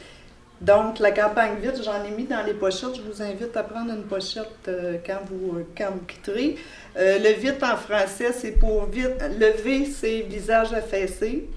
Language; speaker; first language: French; native; French